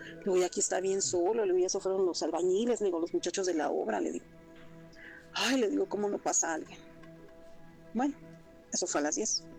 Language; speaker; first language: Spanish; native; Spanish